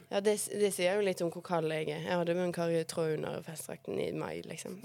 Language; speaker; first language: Norwegian; early bilingual, other home language; Bosnian